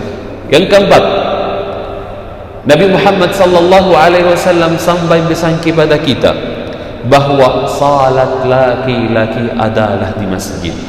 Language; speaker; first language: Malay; non-native, fluent; Arabic